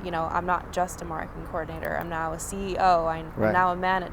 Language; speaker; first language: English; native; English